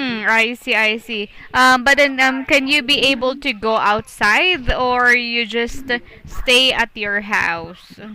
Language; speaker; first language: English; non-native, fluent; Filipino